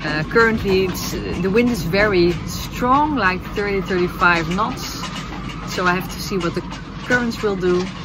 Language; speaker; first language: English; non-native, fluent; Dutch